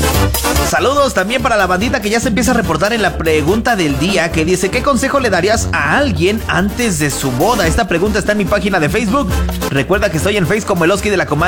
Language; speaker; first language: Spanish; native; Spanish